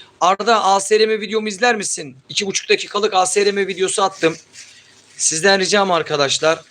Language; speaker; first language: Turkish; native; Turkish